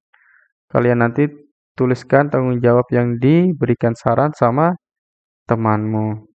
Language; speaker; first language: Indonesian; native; Indonesian